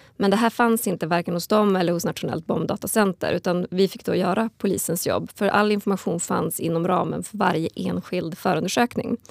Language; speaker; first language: Swedish; native; Swedish